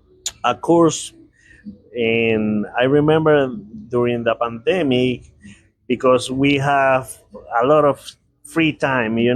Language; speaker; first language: English; non-native, learner; Spanish